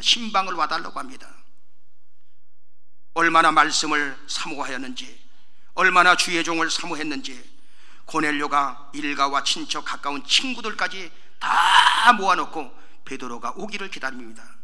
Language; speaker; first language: Korean; native; Korean